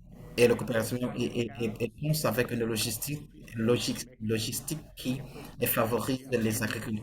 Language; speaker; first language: French; non-native, fluent; Portuguese